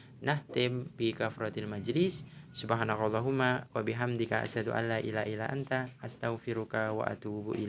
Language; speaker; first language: Arabic; non-native, fluent; Indonesian